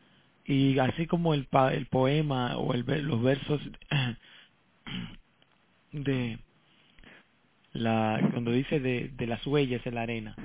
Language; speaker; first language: Spanish; native; Spanish